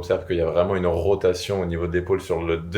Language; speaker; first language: French; native; French